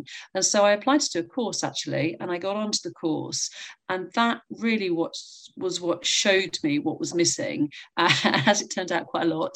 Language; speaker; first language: English; native; English